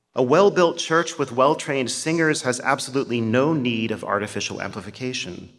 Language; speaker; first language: English; native; English